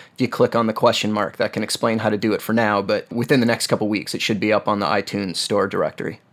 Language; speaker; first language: English; native; English